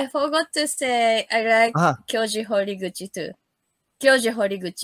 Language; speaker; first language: English; non-native, learner; Japanese